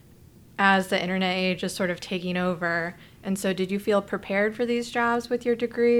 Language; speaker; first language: English; native; English